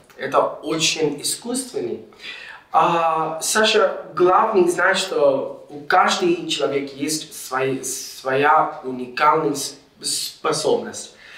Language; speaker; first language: Russian; non-native, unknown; English